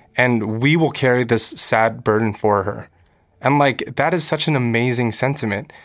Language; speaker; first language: English; native; English